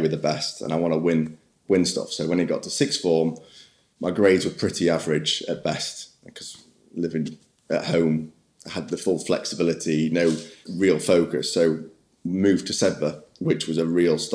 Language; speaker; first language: English; native; English